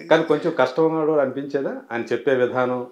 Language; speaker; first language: Telugu; native; Telugu